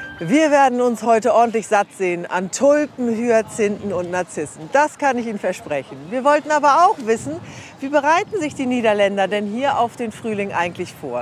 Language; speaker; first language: German; native; German